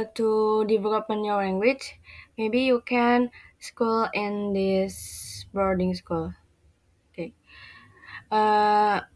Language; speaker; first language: English; non-native, learner; Indonesian